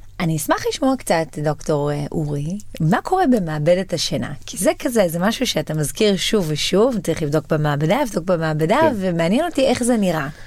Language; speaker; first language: Hebrew; native; Hebrew